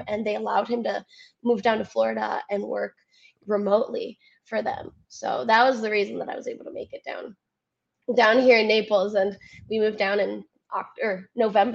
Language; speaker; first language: English; early bilingual, other home language; Spanish